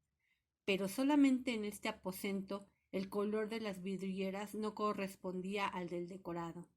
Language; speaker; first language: Spanish; native; Spanish